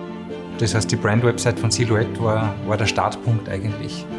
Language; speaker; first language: German; native; German